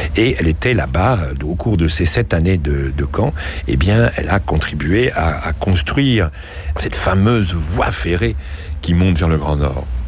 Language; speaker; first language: French; native; French